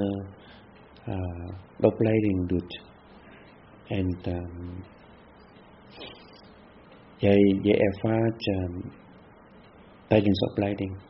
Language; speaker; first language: Dutch; non-native, fluent; Vietnamese